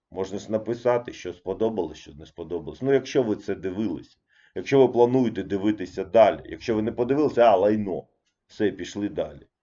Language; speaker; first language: Ukrainian; non-native, local second language; Russian